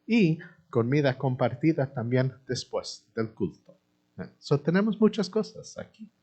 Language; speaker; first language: Spanish; early bilingual, heritage; Spanish